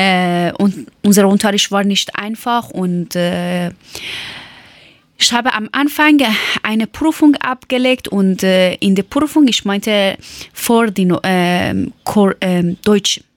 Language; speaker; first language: German; non-native, learner; Persian